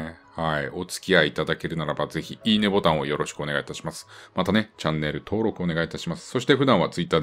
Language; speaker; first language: Japanese; native; Japanese